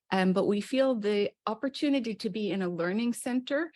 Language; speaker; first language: English; native; English